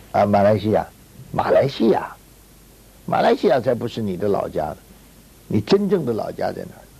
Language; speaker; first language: Chinese; native; Chinese